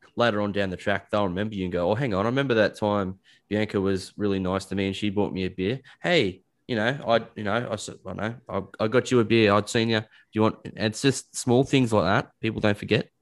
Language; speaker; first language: English; native; English